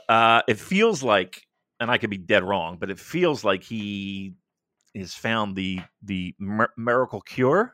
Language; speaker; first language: English; native; English